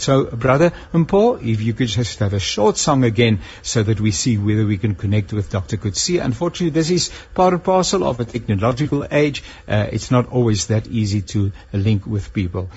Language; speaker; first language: English; non-native, local second language; Afrikaans